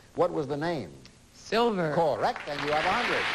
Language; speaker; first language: English; native; English